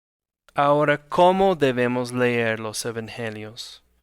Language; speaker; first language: Spanish; non-native, fluent; English